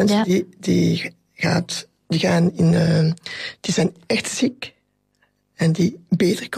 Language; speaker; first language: Dutch; non-native, local second language; French